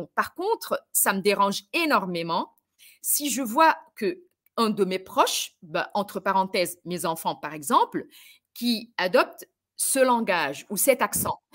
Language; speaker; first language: French; non-native, fluent; Arabic